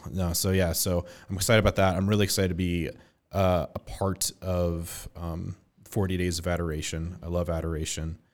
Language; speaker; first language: English; native; English